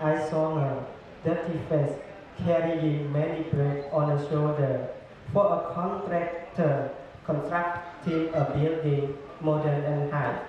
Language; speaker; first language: English; non-native, learner; Khmer